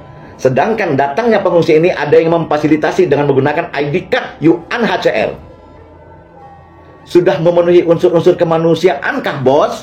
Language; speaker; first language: Indonesian; native; Indonesian